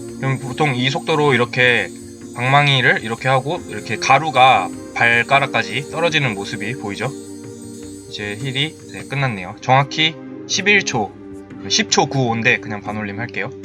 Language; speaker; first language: Korean; native; Korean